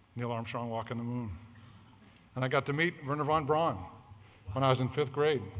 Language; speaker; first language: English; native; English